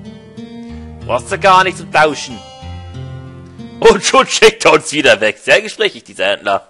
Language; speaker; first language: German; native; German